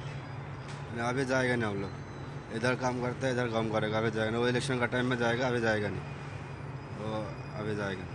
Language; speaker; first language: Hindi; non-native, local second language; Bangla